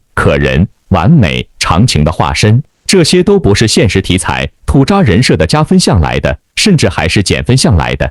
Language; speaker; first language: Chinese; native; Chinese